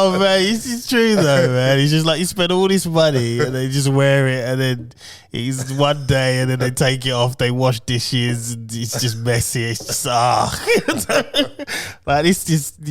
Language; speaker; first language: English; native; English